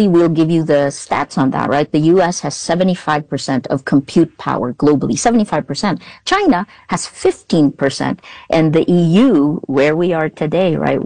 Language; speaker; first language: English; non-native, local second language; Filipino